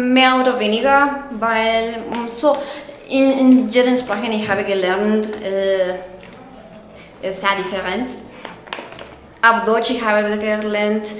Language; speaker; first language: German; non-native, learner; Spanish